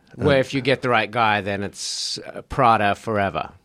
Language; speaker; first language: English; native; English